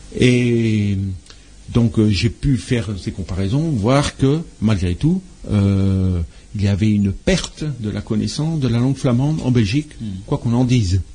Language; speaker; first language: French; native; French